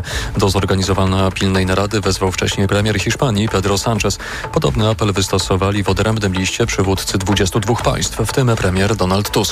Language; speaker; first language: Polish; native; Polish